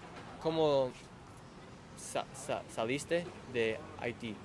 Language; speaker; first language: Spanish; non-native, learner; English